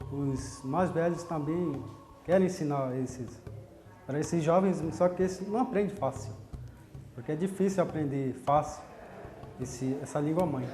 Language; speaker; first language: Portuguese; non-native, local second language; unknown